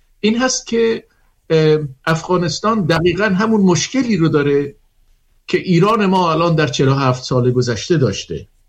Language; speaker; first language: Persian; native; Persian